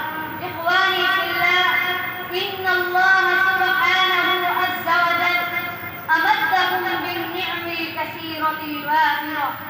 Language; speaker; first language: Arabic; non-native, learner; Urdu